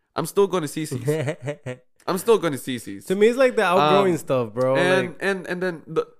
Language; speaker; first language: English; early bilingual, other home language; Spanish